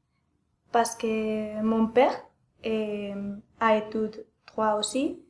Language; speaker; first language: French; non-native, learner; Spanish